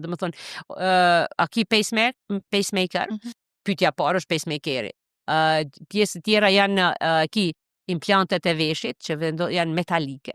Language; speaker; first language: Albanian; native; Albanian